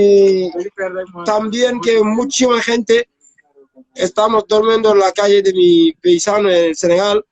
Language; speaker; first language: Spanish; non-native, learner; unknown